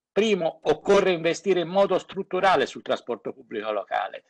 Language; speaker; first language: Italian; native; Italian